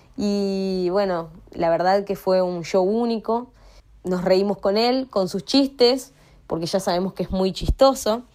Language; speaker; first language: Spanish; native; Spanish